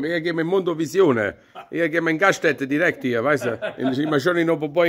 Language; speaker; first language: German; non-native, learner; Italian